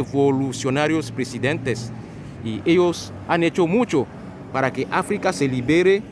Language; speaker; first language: Spanish; non-native, fluent; French